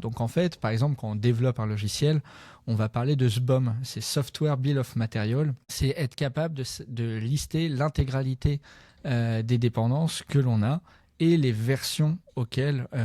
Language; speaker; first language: French; native; French